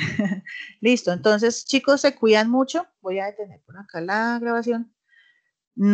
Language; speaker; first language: Spanish; native; Spanish